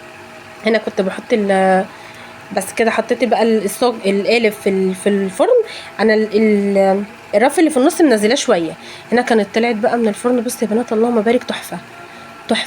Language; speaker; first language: Arabic; native; Arabic